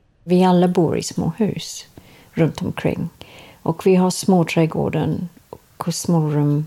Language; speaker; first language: Swedish; non-native, fluent; English